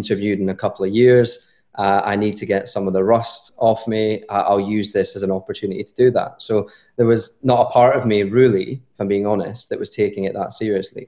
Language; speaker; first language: English; native; English